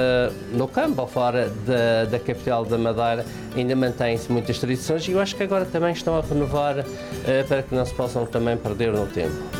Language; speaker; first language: Portuguese; native; Portuguese